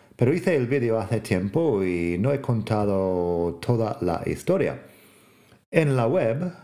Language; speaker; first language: Spanish; non-native, fluent; English